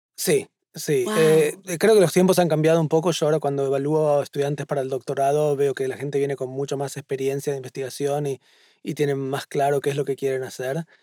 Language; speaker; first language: Spanish; native; Spanish